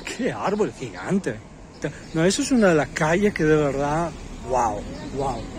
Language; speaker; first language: Spanish; non-native, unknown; Italian